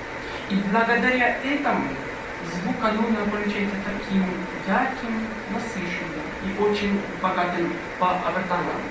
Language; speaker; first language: Russian; non-native, fluent; Arabic